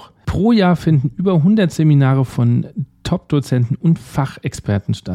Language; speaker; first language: German; native; German